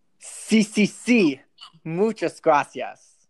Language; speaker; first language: Spanish; non-native, learner; English